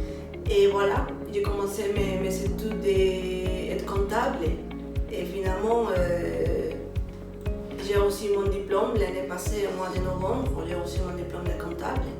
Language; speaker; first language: French; non-native, learner; Spanish